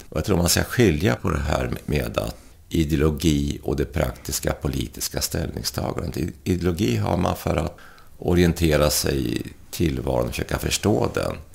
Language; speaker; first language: Swedish; early bilingual, other home language; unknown